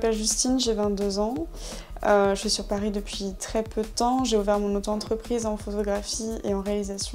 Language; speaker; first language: French; native; French